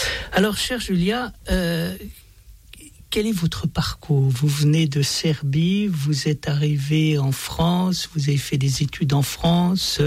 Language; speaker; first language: French; native; French